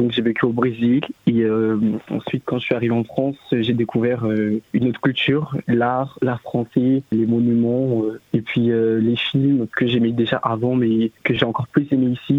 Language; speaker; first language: French; native; French